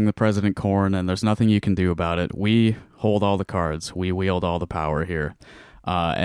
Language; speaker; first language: English; native; English